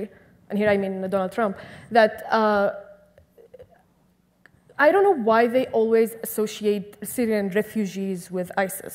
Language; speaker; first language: English; non-native, fluent; Arabic